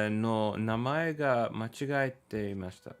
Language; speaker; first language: Japanese; non-native, learner; English